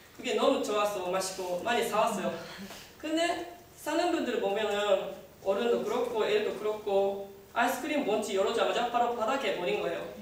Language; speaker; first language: Korean; non-native, learner; Japanese